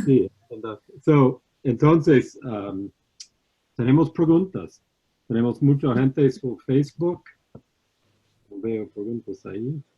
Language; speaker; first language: Spanish; non-native, learner; English